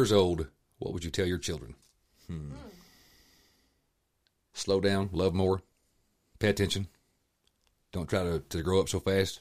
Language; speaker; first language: English; native; English